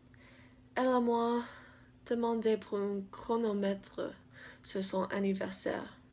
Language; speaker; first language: French; non-native, learner; English